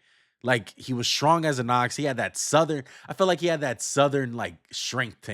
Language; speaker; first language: English; native; English